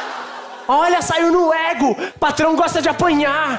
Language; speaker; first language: Portuguese; native; Portuguese